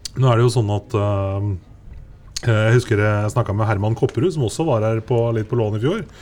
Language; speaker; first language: Norwegian; native; Norwegian